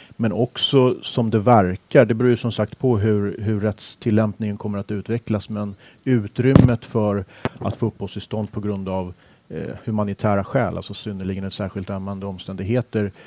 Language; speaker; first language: Swedish; native; Swedish